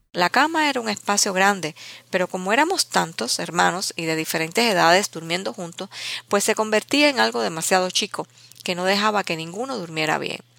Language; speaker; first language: Spanish; native; Spanish